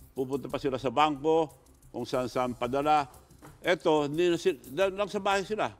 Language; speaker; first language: Filipino; non-native, local second language; Iloko